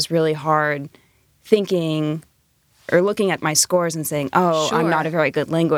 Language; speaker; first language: English; native; English